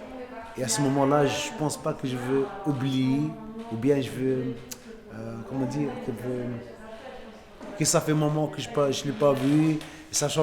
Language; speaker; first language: French; non-native, learner; Arabic